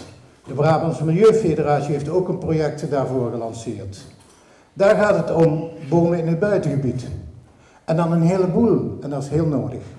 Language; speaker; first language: Dutch; native; Dutch